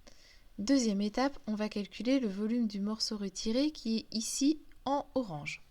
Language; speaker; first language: French; native; French